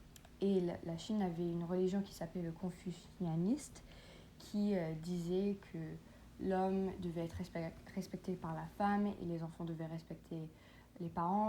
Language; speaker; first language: French; non-native, learner; English